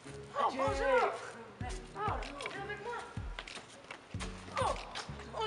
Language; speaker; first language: French; non-native, learner; English